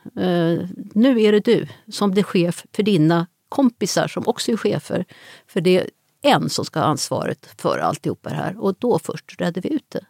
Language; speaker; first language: Swedish; native; Swedish